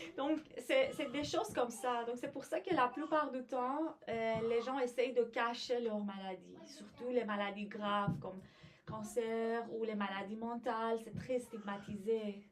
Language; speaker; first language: French; non-native, fluent; Persian